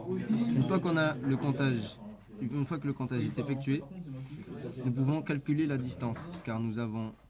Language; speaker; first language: French; native; French